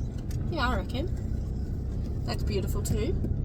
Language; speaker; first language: English; native; English